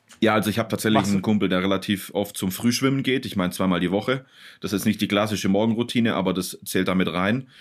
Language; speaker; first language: German; native; German